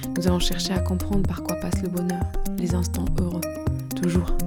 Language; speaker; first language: French; non-native, local second language; Arabic